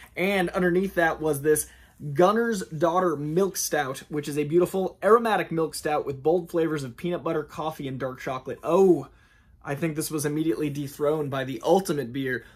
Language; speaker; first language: English; native; English